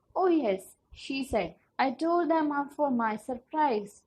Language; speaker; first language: English; non-native, local second language; Punjabi